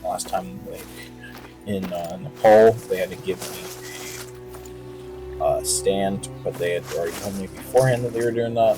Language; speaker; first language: English; native; English